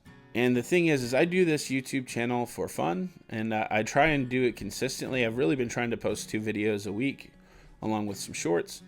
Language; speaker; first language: English; native; English